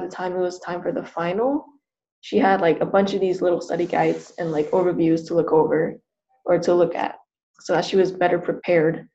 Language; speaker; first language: English; native; English